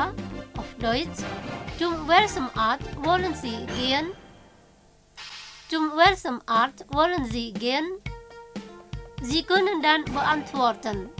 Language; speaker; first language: German; non-native, fluent; Indonesian